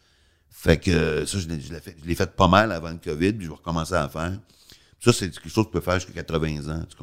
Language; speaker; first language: French; native; French